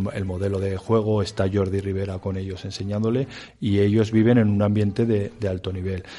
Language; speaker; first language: Spanish; native; Spanish